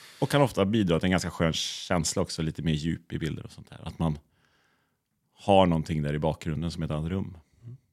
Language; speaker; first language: Swedish; native; Swedish